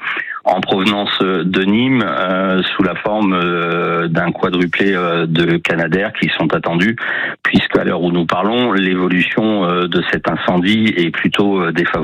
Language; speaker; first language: French; native; French